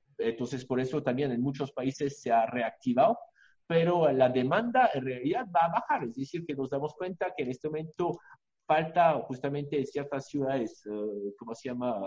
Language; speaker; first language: Spanish; non-native, fluent; French